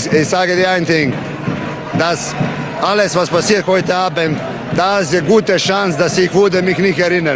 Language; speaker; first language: German; non-native, learner; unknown